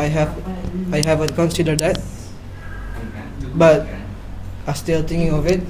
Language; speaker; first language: English; non-native, learner; Indonesian